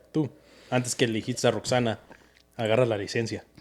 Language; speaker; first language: Spanish; early bilingual, heritage; Spanish